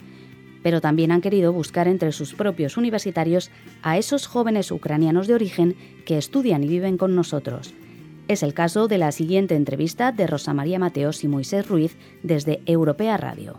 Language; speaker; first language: Spanish; native; Spanish